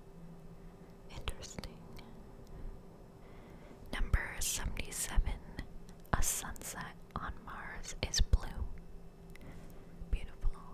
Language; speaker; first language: English; native; English